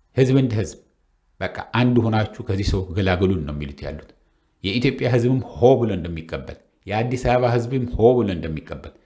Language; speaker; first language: Amharic; non-native, local second language; Tigrinya